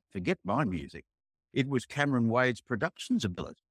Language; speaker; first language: English; native; English